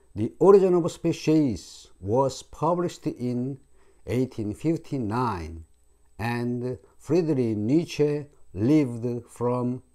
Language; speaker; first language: English; non-native, fluent; Korean